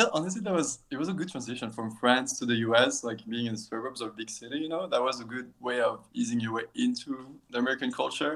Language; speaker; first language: English; non-native, fluent; French